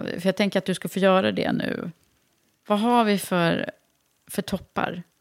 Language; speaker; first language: Swedish; native; Swedish